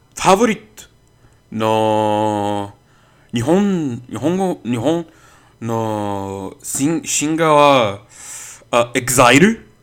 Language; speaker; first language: Japanese; non-native, learner; Portuguese